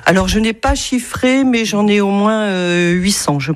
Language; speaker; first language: French; native; French